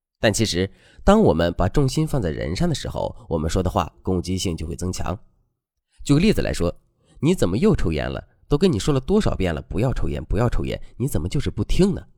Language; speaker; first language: Chinese; native; Chinese